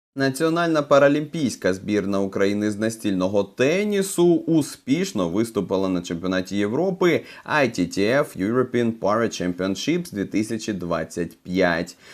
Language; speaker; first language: Ukrainian; native; Ukrainian